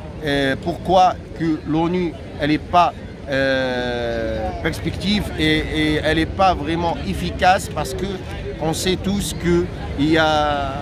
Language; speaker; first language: French; non-native, local second language; Arabic